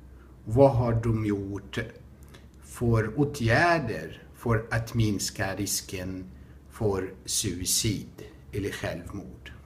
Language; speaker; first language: Swedish; non-native, fluent; Arabic